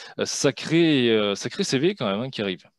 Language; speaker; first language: French; native; French